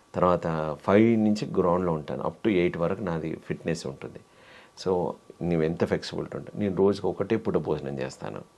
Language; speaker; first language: Telugu; native; Telugu